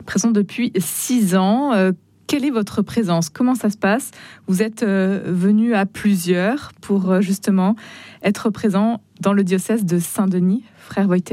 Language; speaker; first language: French; native; French